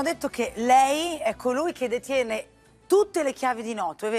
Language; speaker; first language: Italian; native; Italian